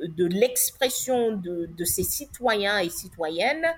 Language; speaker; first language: French; non-native, local second language; English